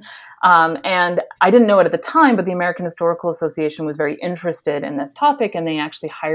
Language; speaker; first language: English; native; English